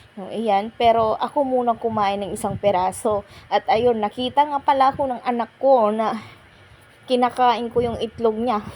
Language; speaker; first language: Filipino; non-native, local second language; Waray